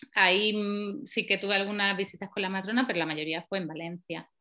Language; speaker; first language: Spanish; native; Spanish